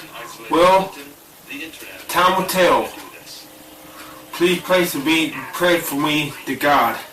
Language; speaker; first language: English; native; English